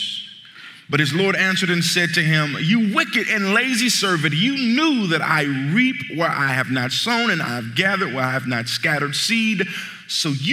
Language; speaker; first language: English; native; English